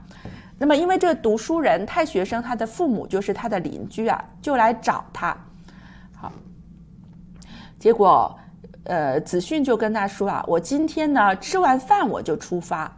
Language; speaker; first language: Chinese; native; Chinese